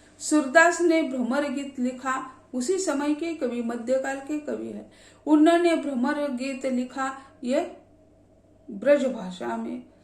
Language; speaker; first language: Hindi; non-native, local second language; Marathi